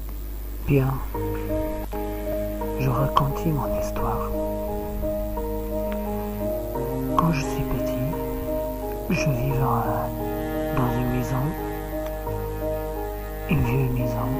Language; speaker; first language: French; non-native, learner; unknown